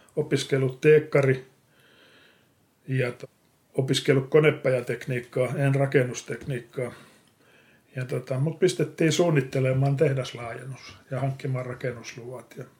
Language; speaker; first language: Finnish; native; Finnish